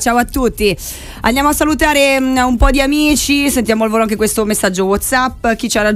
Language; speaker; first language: Italian; native; Italian